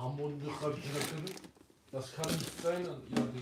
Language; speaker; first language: German; early bilingual, other home language; Kurdish